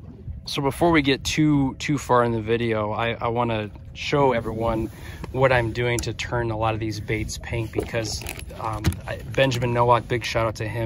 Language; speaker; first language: English; native; English